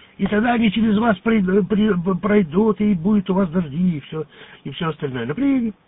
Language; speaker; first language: Russian; native; Russian